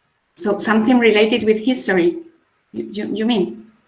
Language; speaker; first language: English; non-native, fluent; Spanish